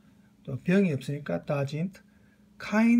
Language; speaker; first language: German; non-native, fluent; Korean